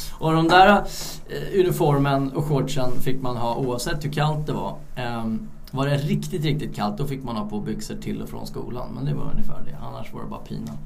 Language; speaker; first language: Swedish; early bilingual, other home language; Turkish